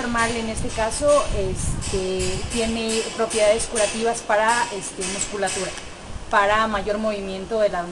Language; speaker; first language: Spanish; native; Spanish